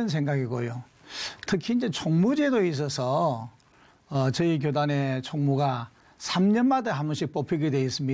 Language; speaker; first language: Korean; native; Korean